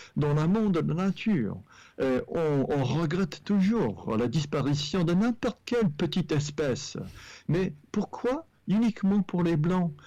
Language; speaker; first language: French; non-native, fluent; English